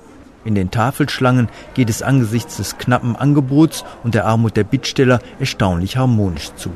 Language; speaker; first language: German; native; German